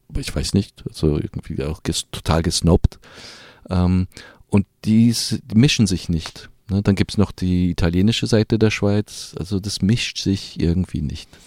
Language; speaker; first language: German; non-native, fluent; French